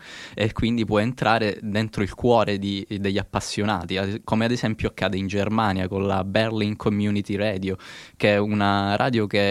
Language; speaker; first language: Italian; native; Italian